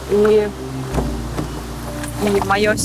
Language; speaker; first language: Russian; native; Russian